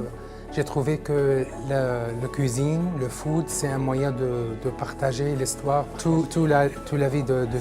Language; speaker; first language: French; non-native, learner; Arabic